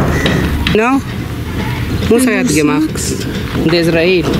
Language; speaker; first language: German; non-native, learner; Arabic